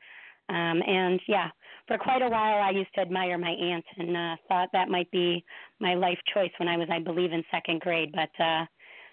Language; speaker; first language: English; native; English